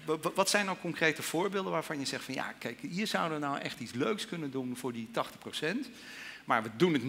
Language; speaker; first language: Dutch; native; Dutch